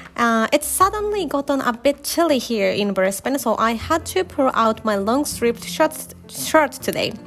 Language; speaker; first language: English; non-native, fluent; Japanese